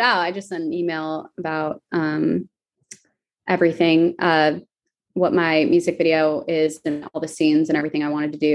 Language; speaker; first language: English; native; English